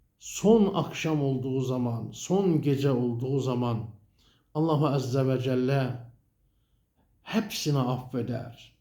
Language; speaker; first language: Turkish; native; Turkish